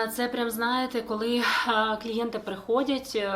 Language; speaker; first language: Ukrainian; non-native, local second language; Russian